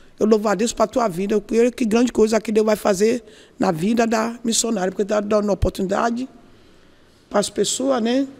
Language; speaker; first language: Portuguese; non-native, learner; Yoruba